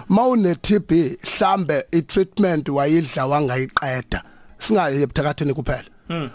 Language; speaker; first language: Zulu; native; Zulu